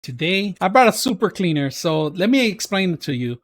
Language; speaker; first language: English; native; English